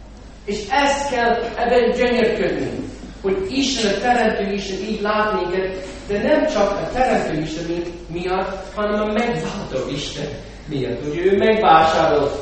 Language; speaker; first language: Hungarian; non-native, fluent; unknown